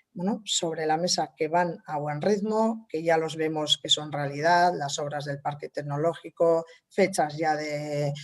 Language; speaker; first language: Spanish; native; Spanish